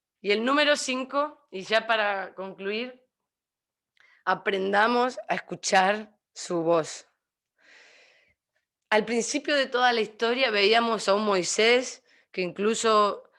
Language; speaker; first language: Spanish; native; Spanish